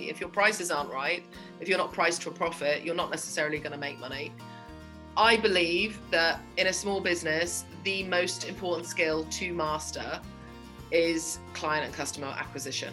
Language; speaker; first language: English; native; English